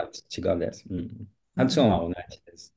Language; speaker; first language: Japanese; non-native, learner; French